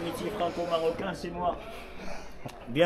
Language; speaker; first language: French; non-native, local second language; Arabic